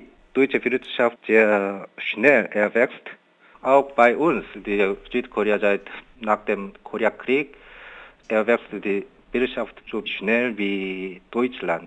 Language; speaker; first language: German; non-native, learner; Korean